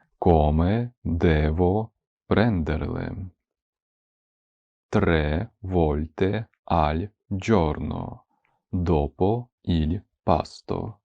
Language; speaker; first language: Italian; non-native, fluent; Ukrainian